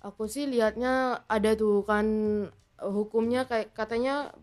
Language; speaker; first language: Indonesian; non-native, local second language; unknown